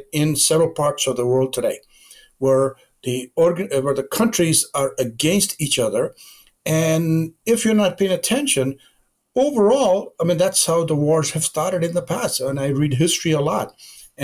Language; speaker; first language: English; non-native, local second language; Gujarati